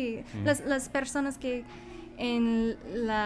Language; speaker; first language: Spanish; non-native, learner; French